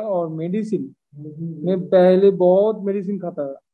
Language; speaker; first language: Hindi; non-native, local second language; Bangla